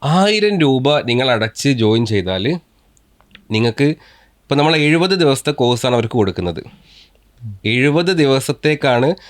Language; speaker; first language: Malayalam; native; Malayalam